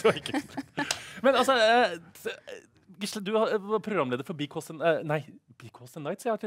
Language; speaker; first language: Norwegian; native; Norwegian